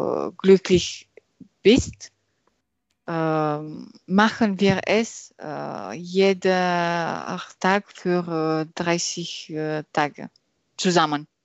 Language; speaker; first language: German; non-native, learner; French